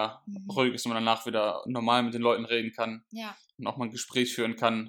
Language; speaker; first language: German; native; German